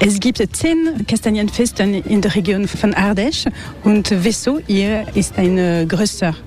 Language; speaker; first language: German; non-native, learner; French